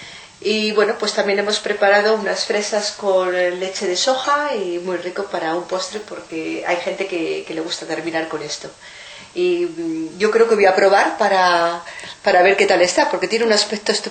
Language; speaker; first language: Spanish; native; Spanish